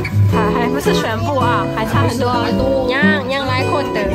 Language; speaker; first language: Chinese; non-native, learner; Lao